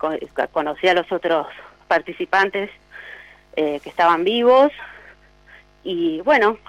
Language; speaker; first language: Spanish; native; Spanish